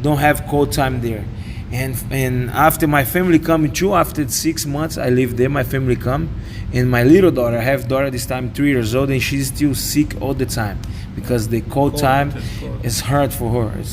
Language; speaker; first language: English; non-native, learner; Portuguese